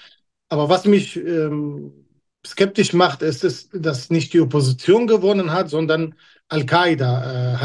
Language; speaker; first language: German; non-native, fluent; Kurdish